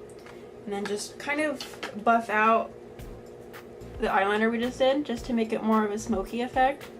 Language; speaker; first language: English; native; English